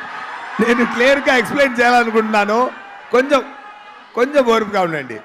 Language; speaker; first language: Telugu; non-native, learner; Tamil